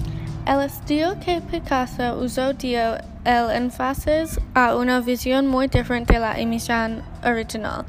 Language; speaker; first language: Spanish; non-native, learner; English